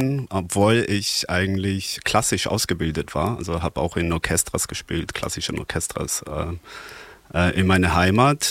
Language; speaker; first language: German; non-native, fluent; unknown